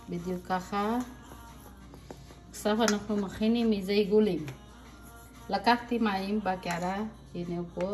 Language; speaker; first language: Hebrew; non-native, fluent; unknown